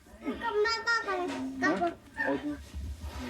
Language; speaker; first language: Korean; early bilingual, heritage; Korean